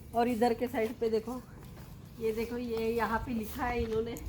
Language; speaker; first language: Hindi; non-native, local second language; Marathi